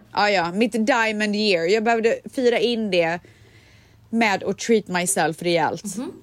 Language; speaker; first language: Swedish; native; Swedish